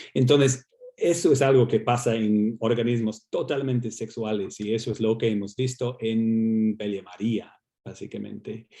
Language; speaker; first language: Spanish; non-native, fluent; English